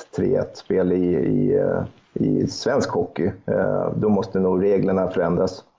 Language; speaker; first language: Swedish; native; Swedish